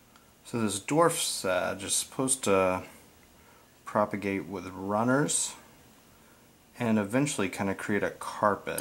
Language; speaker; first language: English; native; English